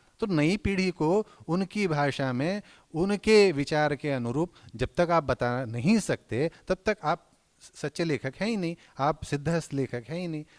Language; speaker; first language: Hindi; non-native, local second language; Marathi